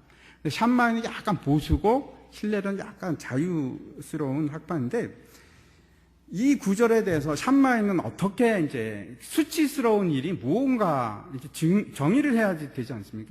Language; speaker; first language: Korean; native; Korean